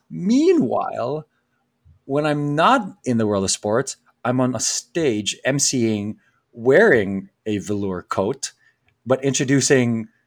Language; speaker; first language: English; non-native, local second language; Filipino